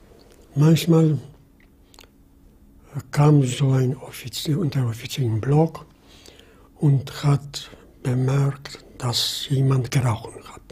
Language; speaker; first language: German; non-native, fluent; Polish